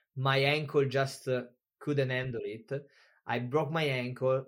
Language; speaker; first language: English; non-native, fluent; Italian